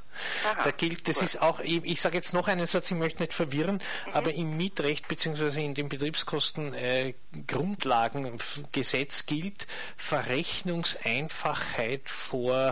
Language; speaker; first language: German; native; German